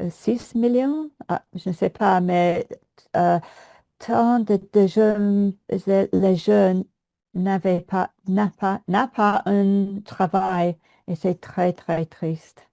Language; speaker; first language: French; non-native, learner; English